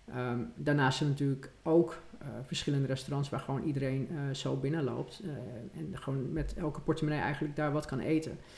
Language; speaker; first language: Dutch; native; Dutch